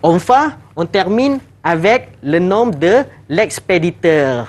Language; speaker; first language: French; non-native, fluent; Malay